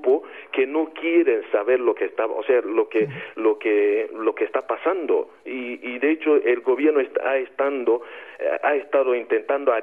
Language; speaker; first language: Spanish; non-native, fluent; Igbo